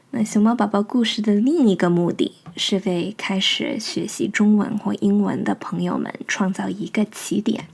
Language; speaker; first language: Chinese; early bilingual, heritage; English